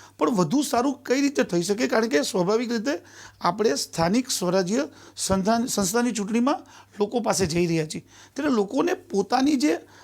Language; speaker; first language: Gujarati; native; Gujarati